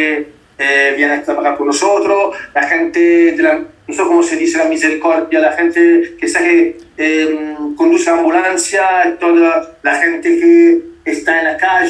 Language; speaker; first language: Spanish; non-native, learner; Italian